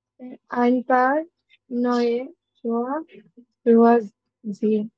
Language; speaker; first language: German; non-native, learner; Bangla